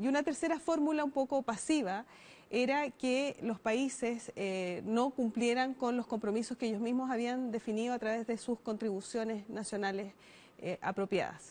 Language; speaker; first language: Spanish; native; Spanish